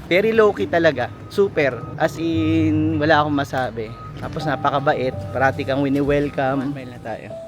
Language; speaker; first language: Filipino; native; Filipino